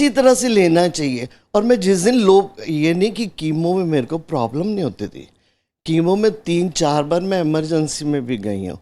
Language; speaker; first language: Hindi; native; Hindi